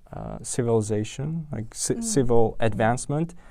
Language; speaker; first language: English; non-native, fluent; Uzbek